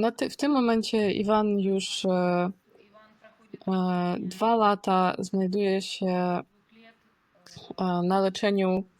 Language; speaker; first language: Polish; non-native, fluent; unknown